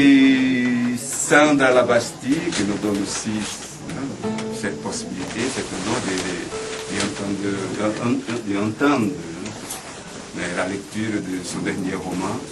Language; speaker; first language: French; non-native, fluent; Portuguese